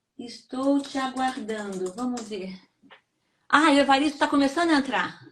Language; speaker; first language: Portuguese; native; Portuguese